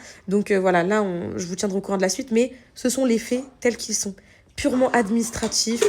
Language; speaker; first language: French; native; French